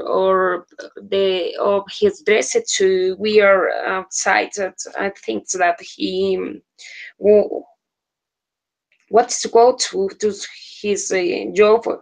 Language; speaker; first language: English; non-native, learner; Spanish